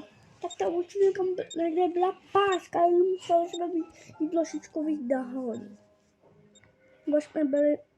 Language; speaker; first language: Czech; non-native, local second language; Polish